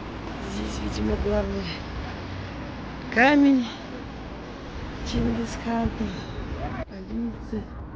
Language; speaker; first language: Russian; native; Russian